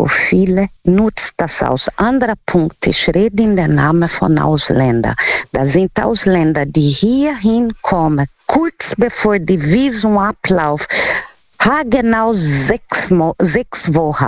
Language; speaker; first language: German; non-native, learner; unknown